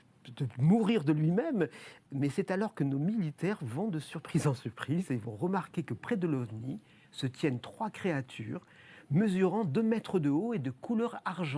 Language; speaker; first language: French; native; French